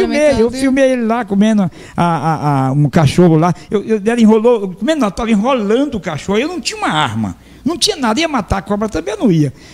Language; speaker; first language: Portuguese; native; Portuguese